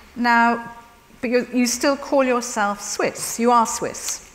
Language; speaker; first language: English; native; English